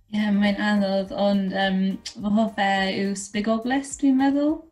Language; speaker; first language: Welsh; non-native, fluent; English